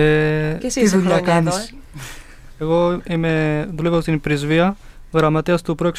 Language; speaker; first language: Greek; early bilingual, other home language; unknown